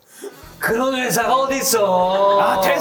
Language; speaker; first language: Korean; native; Korean